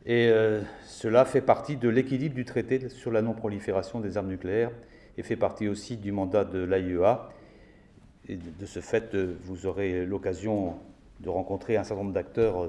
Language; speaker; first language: French; native; French